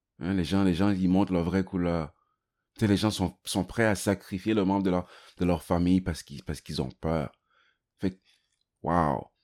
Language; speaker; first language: French; native; French